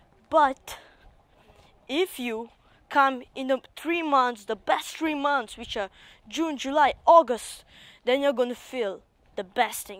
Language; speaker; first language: English; non-native, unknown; Russian